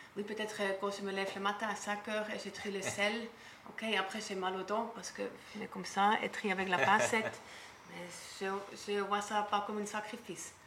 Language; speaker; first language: French; non-native, learner; German